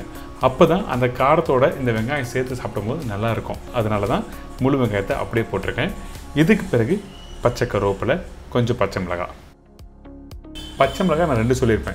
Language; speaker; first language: Tamil; native; Tamil